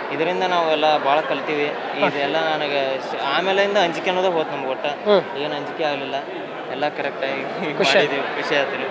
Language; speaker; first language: Kannada; native; Kannada